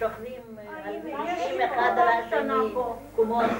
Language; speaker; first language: Hebrew; non-native, fluent; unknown